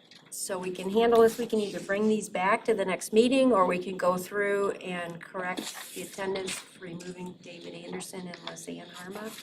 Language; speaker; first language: English; native; English